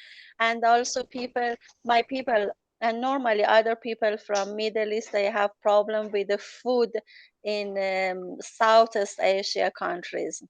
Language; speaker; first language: English; non-native, learner; Persian